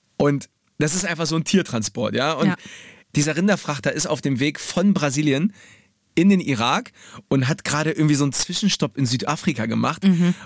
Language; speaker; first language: German; early bilingual, other home language; Polish